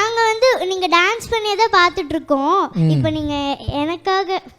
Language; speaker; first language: Tamil; native; Tamil